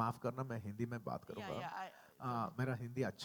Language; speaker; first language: Hindi; non-native, local second language; Telugu